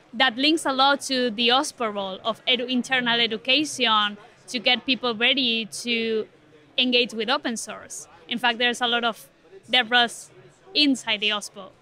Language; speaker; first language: English; non-native, fluent; Spanish